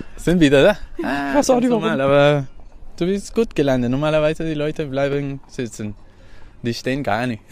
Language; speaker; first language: German; non-native, learner; Spanish